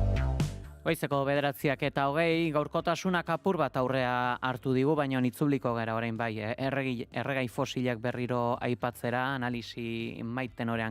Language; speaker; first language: Basque; native; Basque